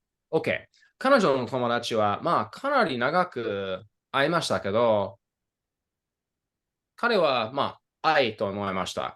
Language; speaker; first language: Japanese; non-native, fluent; English